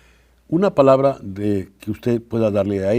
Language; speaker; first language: Spanish; native; Spanish